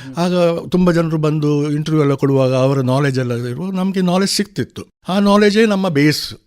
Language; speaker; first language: Kannada; non-native, local second language; Konkani